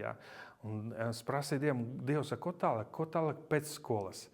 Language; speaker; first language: Latvian; non-native, local second language; Russian